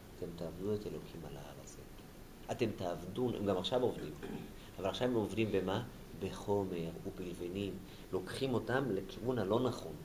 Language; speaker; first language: Hebrew; native; Hebrew